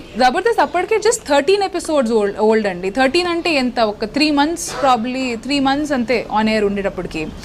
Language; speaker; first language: Telugu; non-native, local second language; Hindi